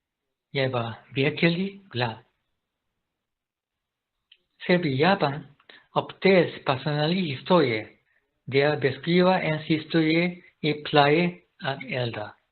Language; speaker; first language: Danish; non-native, learner; Japanese